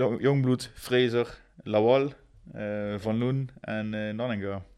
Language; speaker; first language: Dutch; native; Dutch